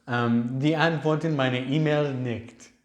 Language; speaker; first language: German; non-native, learner; English